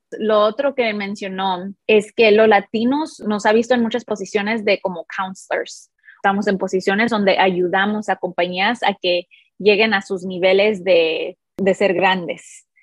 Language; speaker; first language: Spanish; early bilingual, heritage; Spanish